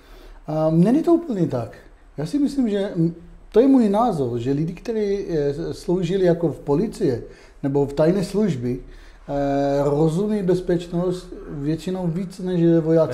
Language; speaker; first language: Czech; non-native, fluent; Hebrew